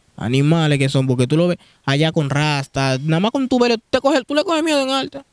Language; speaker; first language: Spanish; native; Spanish